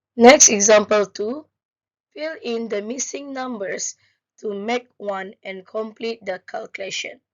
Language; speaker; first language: English; non-native, local second language; Malay